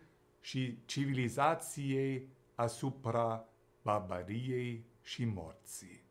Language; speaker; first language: Romanian; non-native, fluent; German